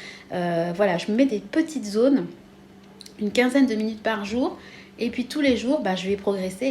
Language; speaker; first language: French; native; French